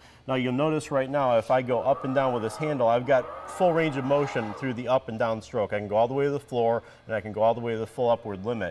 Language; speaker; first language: English; native; English